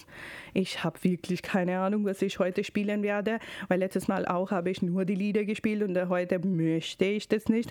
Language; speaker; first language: German; non-native, fluent; Urdu